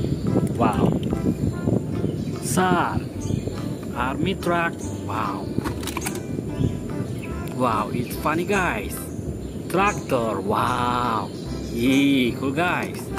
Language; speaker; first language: English; non-native, learner; Indonesian